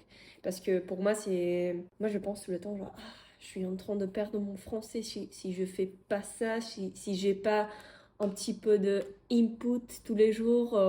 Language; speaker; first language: French; non-native, fluent; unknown